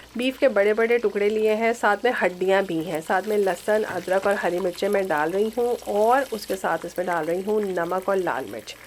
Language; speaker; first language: Urdu; native; Urdu